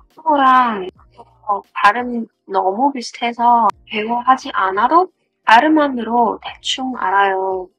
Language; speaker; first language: Korean; non-native, learner; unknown